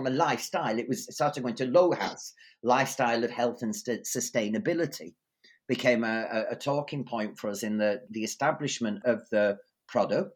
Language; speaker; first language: English; native; English